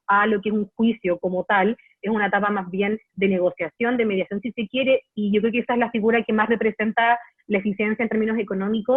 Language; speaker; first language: Spanish; native; Spanish